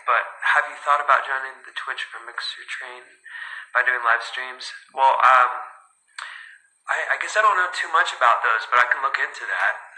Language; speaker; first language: English; early bilingual, other home language; Spanish